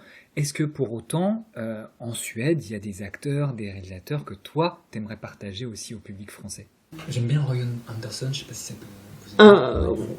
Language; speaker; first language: French; native; French